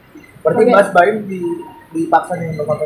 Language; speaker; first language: Indonesian; native; Indonesian